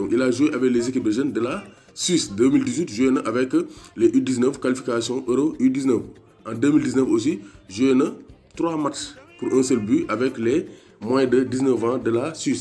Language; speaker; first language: French; non-native, local second language; Wolof